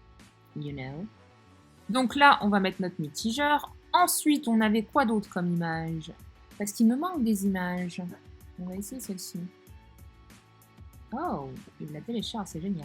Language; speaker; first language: French; native; French